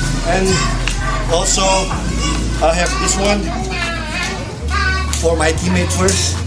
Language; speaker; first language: English; non-native, learner; Indonesian